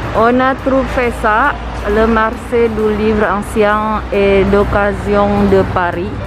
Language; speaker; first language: French; non-native, fluent; Sundanese